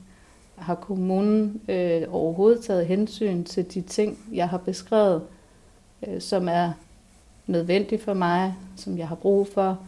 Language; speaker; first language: Danish; native; Danish